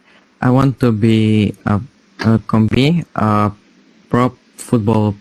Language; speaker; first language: English; non-native, learner; Slovak